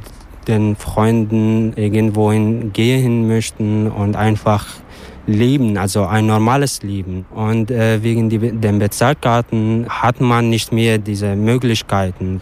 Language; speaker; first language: German; non-native, learner; Arabic